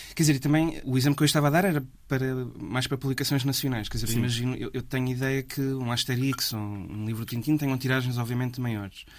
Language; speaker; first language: Portuguese; native; Portuguese